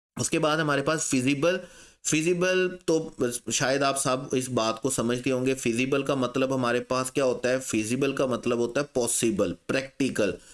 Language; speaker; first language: Urdu; non-native, local second language; Punjabi